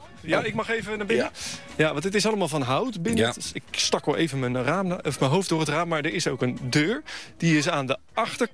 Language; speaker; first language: Dutch; native; Dutch